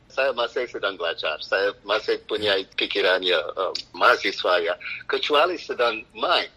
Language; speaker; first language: Indonesian; non-native, fluent; English